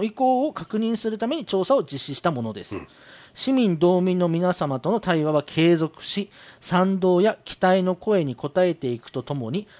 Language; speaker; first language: Japanese; native; Japanese